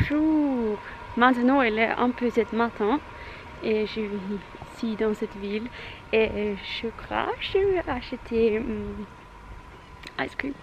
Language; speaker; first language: French; non-native, learner; Norwegian